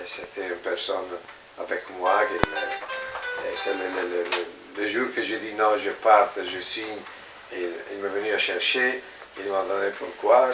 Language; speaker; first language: French; non-native, fluent; Italian